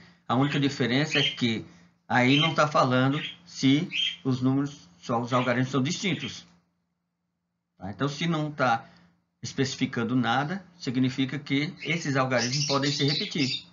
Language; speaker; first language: Portuguese; native; Portuguese